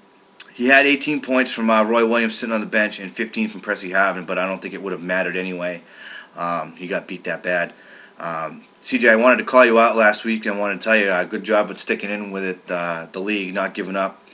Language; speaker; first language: English; native; English